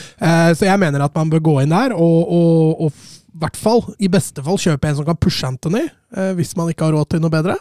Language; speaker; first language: Norwegian; native; Norwegian